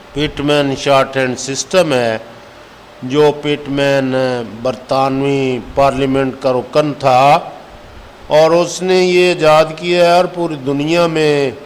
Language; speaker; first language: Urdu; non-native, local second language; Punjabi